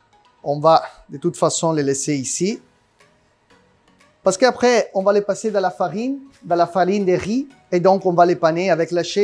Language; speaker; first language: French; non-native, learner; Italian